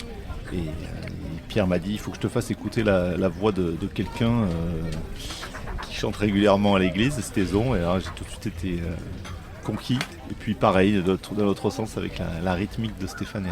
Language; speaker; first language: French; native; French